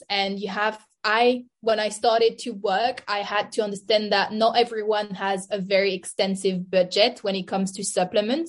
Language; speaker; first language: English; non-native, fluent; French